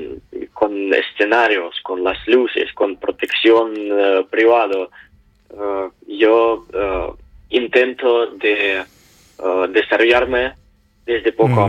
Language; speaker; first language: Spanish; non-native, learner; Ukrainian